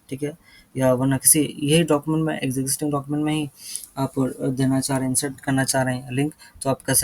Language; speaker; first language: Hindi; native; Hindi